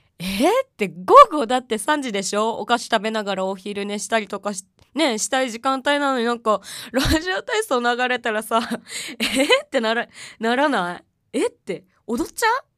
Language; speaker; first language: Japanese; native; Japanese